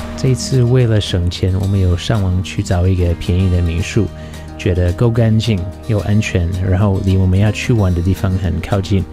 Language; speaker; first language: Chinese; non-native, fluent; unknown